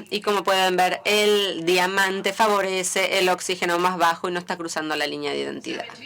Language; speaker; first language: Spanish; native; Spanish